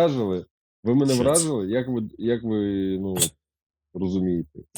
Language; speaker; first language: Ukrainian; non-native, local second language; Russian